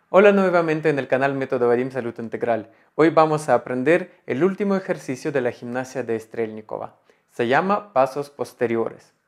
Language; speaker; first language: Spanish; non-native, fluent; Russian